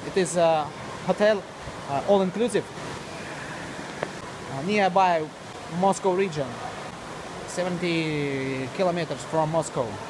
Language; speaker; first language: English; non-native, learner; Russian